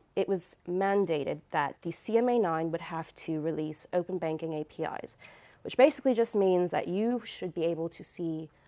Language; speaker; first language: English; native; English